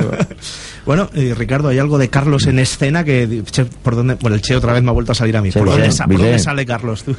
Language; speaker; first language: Spanish; native; Spanish